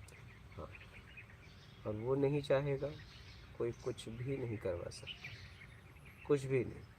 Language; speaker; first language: Hindi; native; Hindi